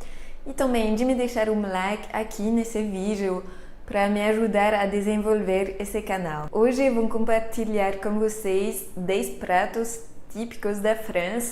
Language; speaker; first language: Portuguese; non-native, fluent; French